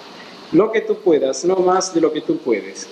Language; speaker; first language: Spanish; native; Spanish